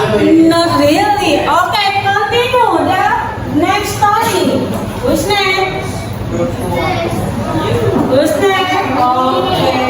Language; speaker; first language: English; non-native, fluent; Indonesian